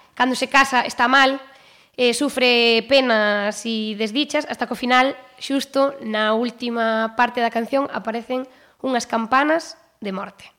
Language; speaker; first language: Galician; native; Galician